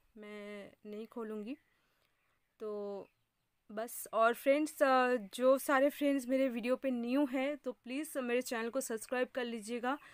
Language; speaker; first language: Hindi; non-native, local second language; Bangla